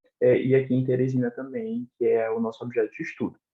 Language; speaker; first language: Portuguese; native; Portuguese